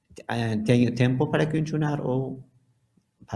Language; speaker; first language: Portuguese; non-native, learner; Persian